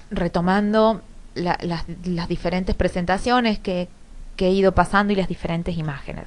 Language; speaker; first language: Spanish; native; Spanish